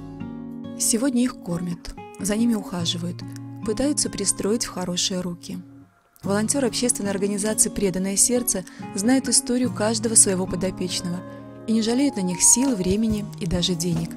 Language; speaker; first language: Russian; native; Russian